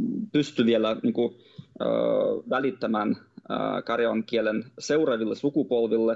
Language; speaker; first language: Finnish; non-native, fluent; Russian